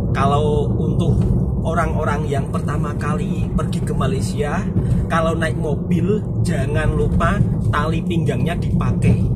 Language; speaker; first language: Indonesian; native; Indonesian